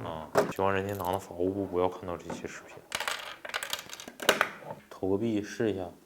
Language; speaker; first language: Chinese; native; Chinese